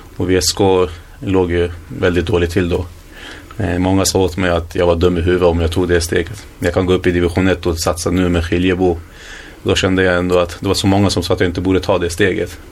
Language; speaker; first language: Swedish; early bilingual, other home language; Kurdish